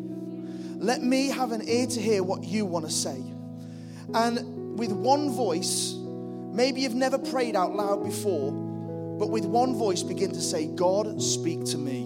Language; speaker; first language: English; native; English